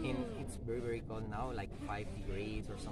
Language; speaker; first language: English; non-native, learner; Spanish